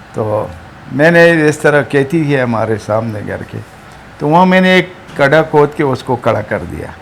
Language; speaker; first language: Urdu; non-native, local second language; Pashto